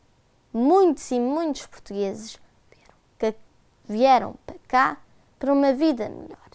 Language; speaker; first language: Portuguese; early bilingual, heritage; Portuguese